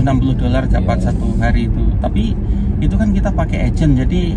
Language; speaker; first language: Indonesian; native; Indonesian